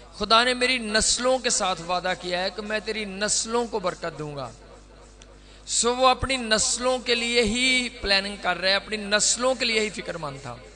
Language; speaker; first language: Urdu; non-native, local second language; Punjabi